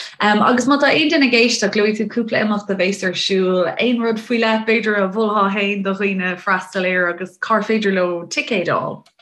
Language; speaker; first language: Irish; native; Irish